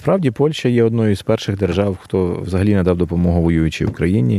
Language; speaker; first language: Ukrainian; native; Ukrainian